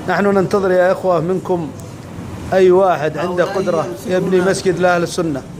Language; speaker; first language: Arabic; native; Arabic